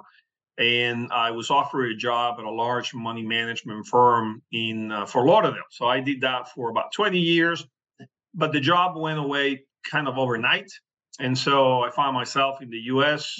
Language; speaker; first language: English; non-native, fluent; Spanish